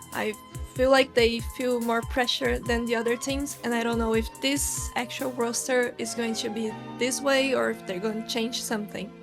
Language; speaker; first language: English; non-native, fluent; Portuguese